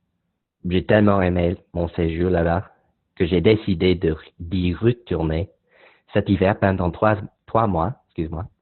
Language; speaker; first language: French; non-native, learner; English